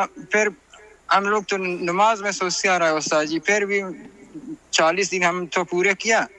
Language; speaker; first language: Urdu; non-native, learner; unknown